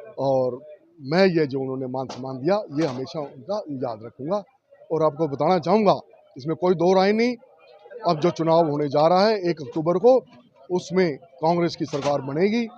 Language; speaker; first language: Hindi; native; Hindi